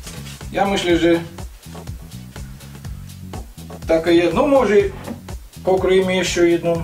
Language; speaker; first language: Polish; non-native, learner; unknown